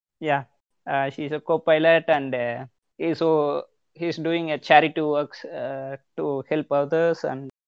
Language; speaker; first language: English; non-native, local second language; Tamil